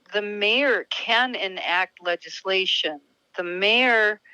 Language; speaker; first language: English; native; English